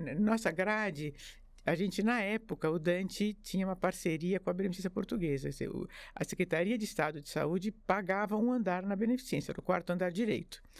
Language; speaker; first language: Portuguese; early bilingual, other home language; French